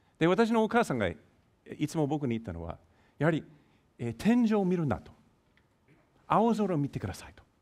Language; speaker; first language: Japanese; non-native, fluent; English